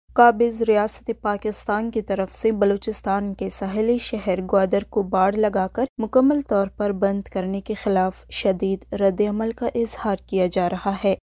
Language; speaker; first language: Urdu; non-native, local second language; Baluchi